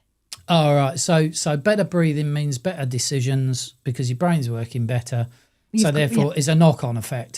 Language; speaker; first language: English; native; English